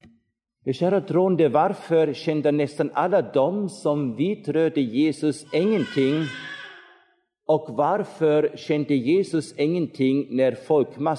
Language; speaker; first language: Swedish; non-native, fluent; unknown